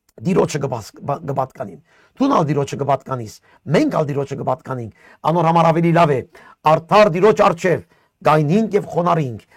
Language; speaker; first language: Armenian; early bilingual, heritage; Armenian